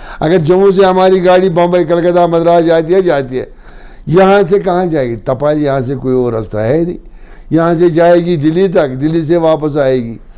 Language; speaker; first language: Urdu; non-native, local second language; Kashmiri